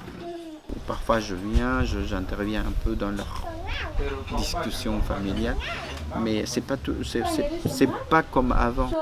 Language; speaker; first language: French; non-native, fluent; Spanish